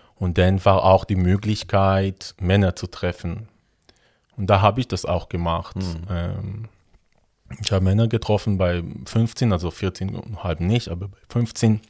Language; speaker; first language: German; non-native, fluent; Hebrew